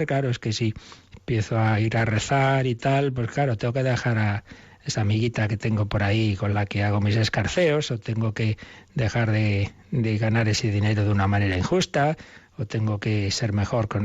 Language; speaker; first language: Spanish; native; Spanish